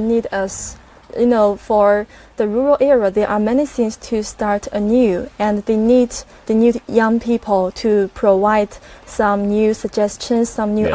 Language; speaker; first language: English; non-native, fluent; Chinese